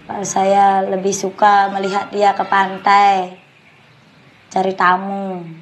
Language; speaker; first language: Indonesian; non-native, local second language; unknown